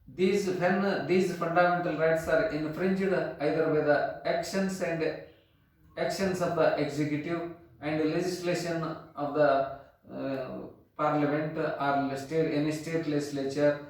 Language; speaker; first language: English; non-native, local second language; Kannada